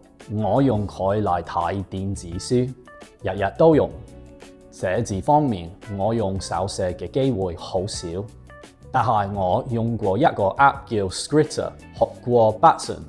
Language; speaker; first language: Cantonese; non-native, fluent; English